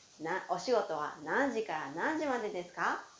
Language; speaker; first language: Japanese; non-native, fluent; Chinese